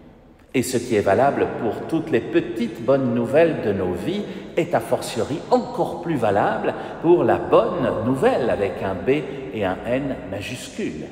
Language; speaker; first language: French; native; French